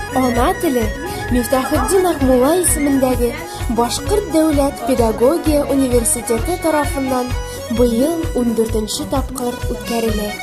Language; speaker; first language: Tatar; native; Tatar